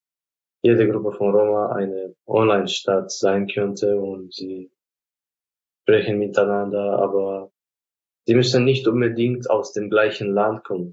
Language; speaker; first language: German; non-native, fluent; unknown